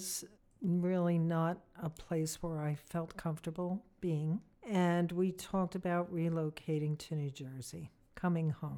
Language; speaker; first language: English; native; English